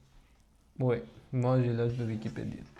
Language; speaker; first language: French; non-native, fluent; Georgian